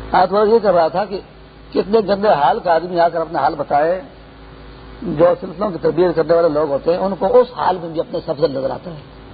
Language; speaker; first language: Urdu; non-native, local second language; Pashto